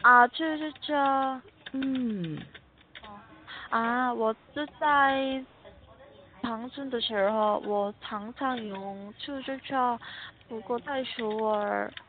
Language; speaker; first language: Chinese; non-native, learner; Korean